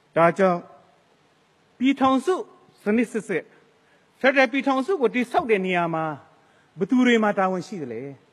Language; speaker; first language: Burmese; non-native, local second language; Hakha Chin